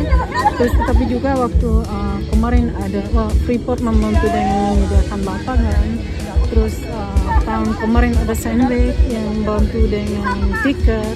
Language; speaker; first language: Indonesian; non-native, fluent; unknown